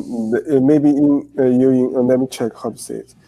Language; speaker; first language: English; non-native, learner; Chinese